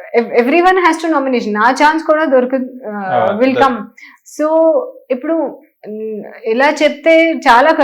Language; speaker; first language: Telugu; non-native, learner; Hindi